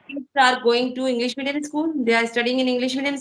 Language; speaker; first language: English; non-native, fluent; Hindi